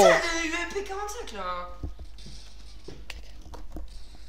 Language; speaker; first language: French; native; French